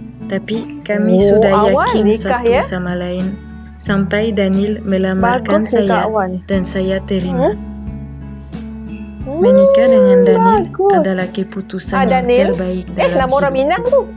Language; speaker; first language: Indonesian; non-native, fluent; French